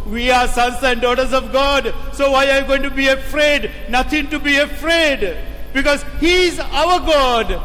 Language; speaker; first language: English; non-native, local second language; Sinhala